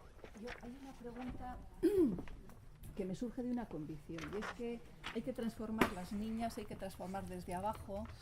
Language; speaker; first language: Spanish; native; Spanish